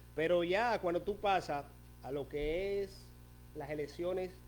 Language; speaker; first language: Spanish; native; Spanish